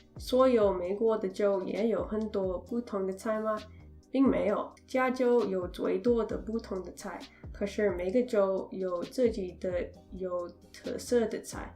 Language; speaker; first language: Chinese; non-native, learner; English